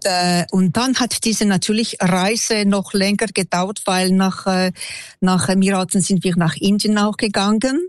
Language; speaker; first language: German; non-native, local second language; French